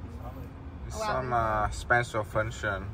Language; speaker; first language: English; non-native, learner; Vietnamese